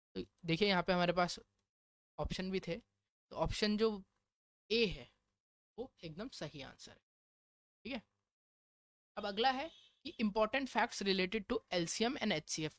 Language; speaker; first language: Hindi; non-native, local second language; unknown